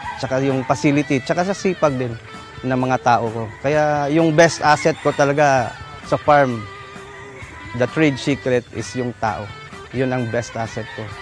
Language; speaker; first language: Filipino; non-native, local second language; Cebuano